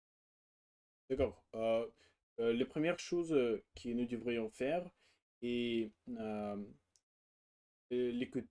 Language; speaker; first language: French; non-native, learner; Russian